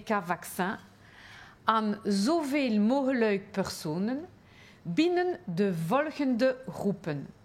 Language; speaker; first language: Dutch; non-native, local second language; French